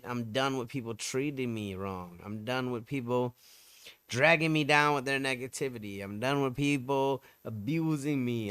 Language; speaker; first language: English; native; English